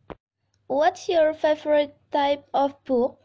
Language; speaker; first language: English; non-native, learner; Indonesian